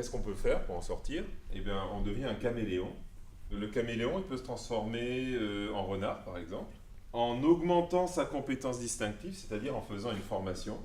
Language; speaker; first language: French; native; French